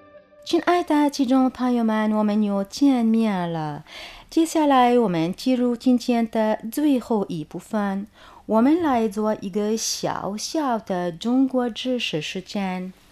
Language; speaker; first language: Chinese; non-native, fluent; Arabic